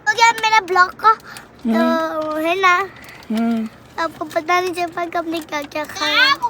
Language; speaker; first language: Hindi; non-native, local second language; Gujarati